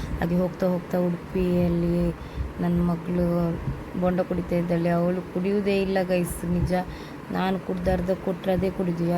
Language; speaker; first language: Kannada; non-native, local second language; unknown